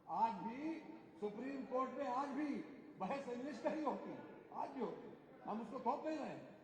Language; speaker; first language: Hindi; native; Hindi